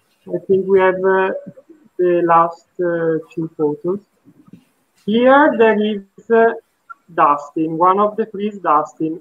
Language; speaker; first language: English; non-native, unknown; Italian